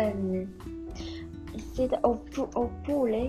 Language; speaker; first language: Italian; non-native, learner; Chinese